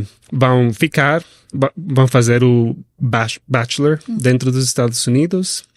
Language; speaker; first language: Portuguese; non-native, fluent; Spanish